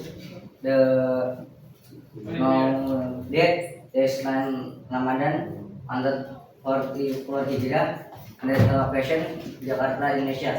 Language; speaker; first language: English; non-native, learner; Indonesian